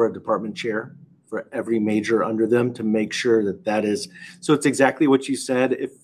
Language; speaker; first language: English; native; English